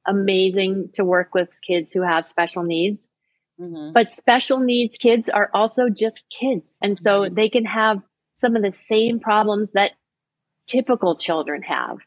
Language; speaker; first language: English; native; English